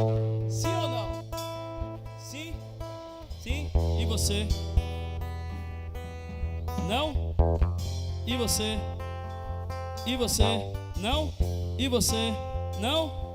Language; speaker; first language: Portuguese; native; Portuguese